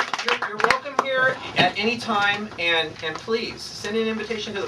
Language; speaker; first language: English; native; English